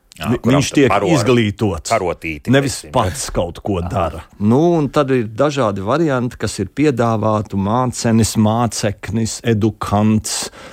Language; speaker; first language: Latvian; native; Latvian